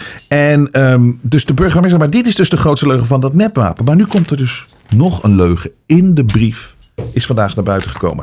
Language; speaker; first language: Dutch; native; Dutch